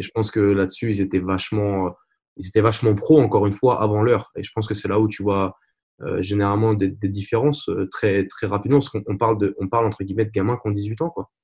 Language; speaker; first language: French; native; French